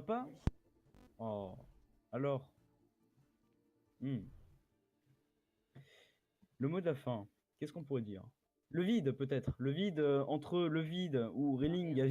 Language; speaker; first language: French; native; French